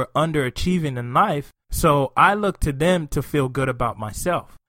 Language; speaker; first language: English; non-native, local second language; Yoruba